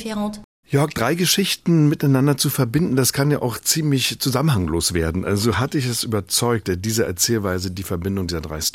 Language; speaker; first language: German; native; German